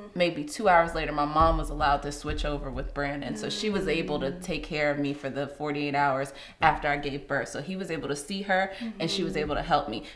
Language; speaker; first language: English; native; English